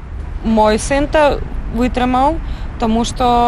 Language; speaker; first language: Polish; non-native, learner; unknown